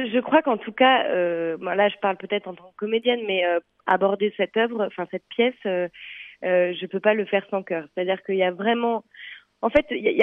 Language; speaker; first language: French; native; French